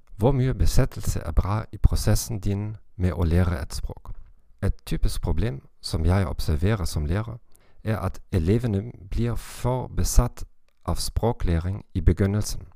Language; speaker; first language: Norwegian; non-native, learner; German